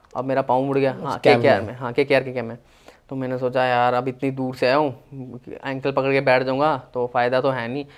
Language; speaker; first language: Hindi; native; Hindi